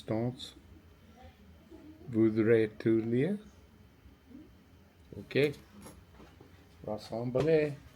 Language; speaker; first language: French; non-native, learner; English